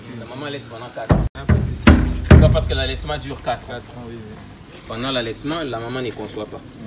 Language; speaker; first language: French; non-native, local second language; Lingala